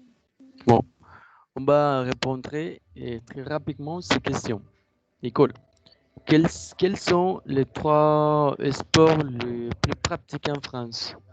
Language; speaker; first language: French; non-native, fluent; Spanish